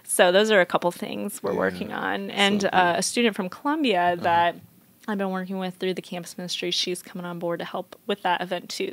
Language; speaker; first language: English; native; English